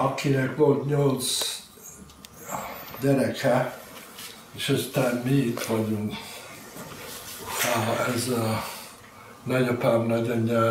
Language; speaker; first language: Hungarian; early bilingual, heritage; Hungarian